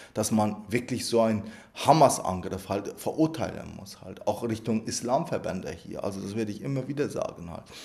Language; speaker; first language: German; early bilingual, other home language; Arabic